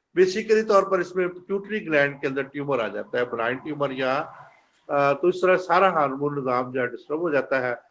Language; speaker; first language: Urdu; non-native, local second language; Punjabi